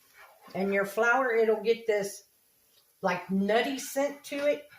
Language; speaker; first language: English; native; English